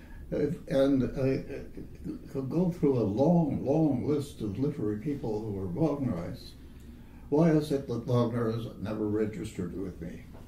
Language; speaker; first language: English; native; English